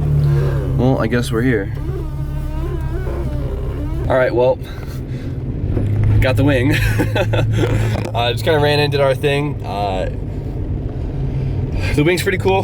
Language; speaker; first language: English; native; English